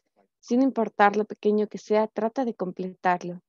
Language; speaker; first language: Spanish; native; Spanish